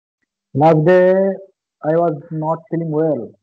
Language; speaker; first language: English; non-native, learner; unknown